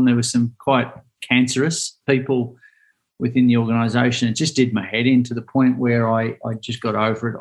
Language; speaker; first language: English; native; English